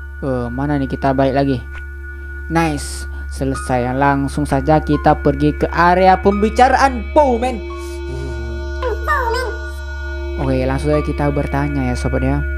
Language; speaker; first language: Indonesian; native; Indonesian